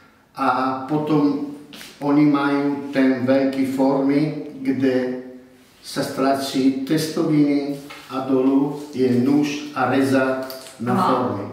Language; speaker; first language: Czech; non-native, learner; Italian